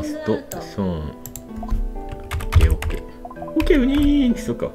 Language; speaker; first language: Japanese; native; Japanese